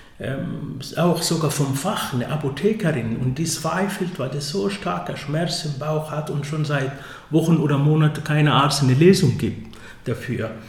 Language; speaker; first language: German; non-native, fluent; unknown